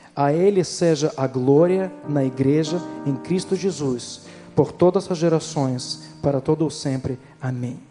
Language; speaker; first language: Portuguese; non-native, fluent; Ukrainian